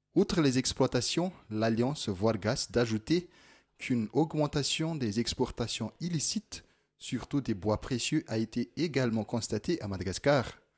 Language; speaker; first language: French; non-native, local second language; Malagasy